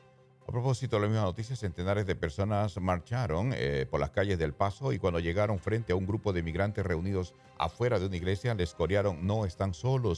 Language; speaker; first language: Spanish; native; Spanish